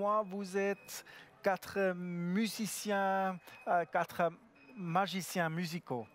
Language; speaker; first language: French; non-native, learner; German